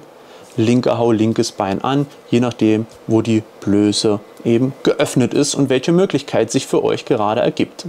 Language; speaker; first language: German; native; German